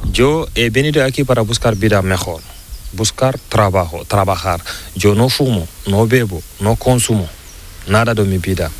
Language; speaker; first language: Spanish; non-native, learner; Fula